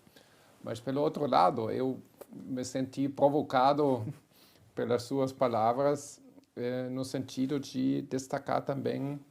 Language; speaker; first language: Portuguese; non-native, fluent; German